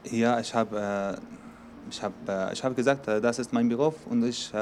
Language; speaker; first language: German; non-native, learner; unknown